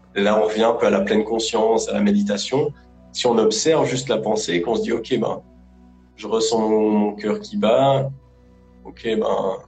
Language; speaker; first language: French; native; French